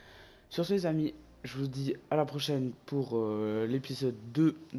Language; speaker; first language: French; native; French